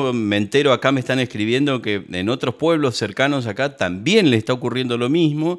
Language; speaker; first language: Spanish; native; Spanish